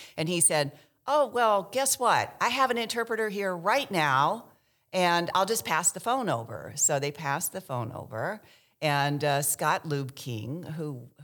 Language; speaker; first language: English; early bilingual, other home language; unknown